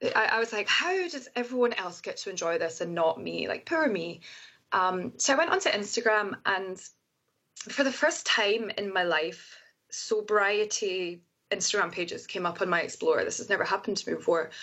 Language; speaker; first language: English; native; English